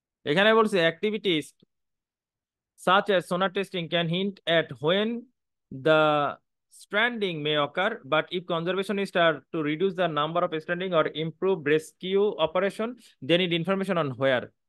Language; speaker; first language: English; non-native, local second language; Bangla